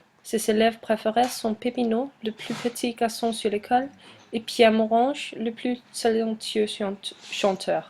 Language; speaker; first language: French; non-native, learner; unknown